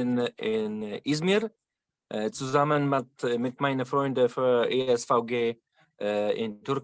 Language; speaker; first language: German; non-native, learner; Turkish